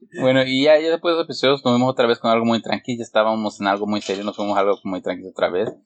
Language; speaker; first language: Spanish; early bilingual, heritage; Spanish